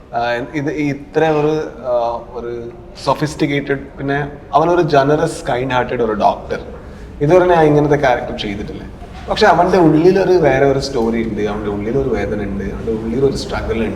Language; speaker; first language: Malayalam; non-native, local second language; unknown